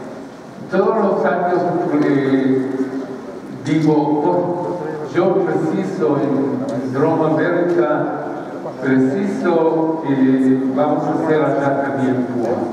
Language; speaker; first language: Spanish; early bilingual, heritage; Spanish